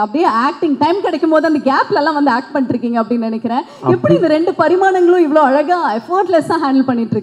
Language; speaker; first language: Tamil; native; Tamil